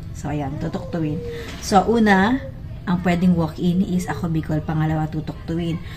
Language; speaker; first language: Filipino; native; Filipino